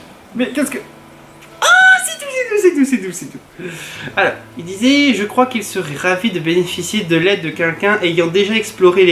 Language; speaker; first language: French; native; French